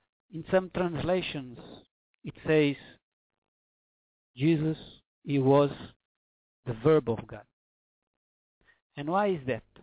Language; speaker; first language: English; non-native, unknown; Portuguese